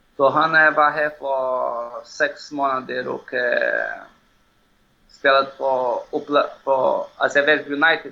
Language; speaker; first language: Swedish; non-native, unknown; Portuguese